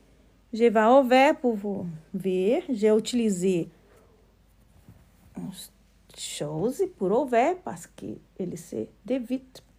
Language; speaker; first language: French; non-native, learner; Portuguese